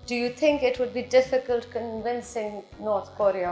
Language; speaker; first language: English; non-native, local second language; Urdu